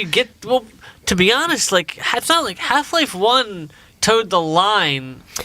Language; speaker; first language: English; native; English